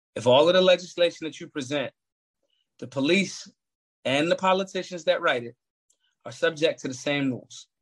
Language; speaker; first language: English; native; English